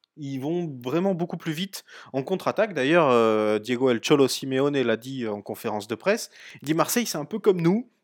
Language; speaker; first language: French; native; French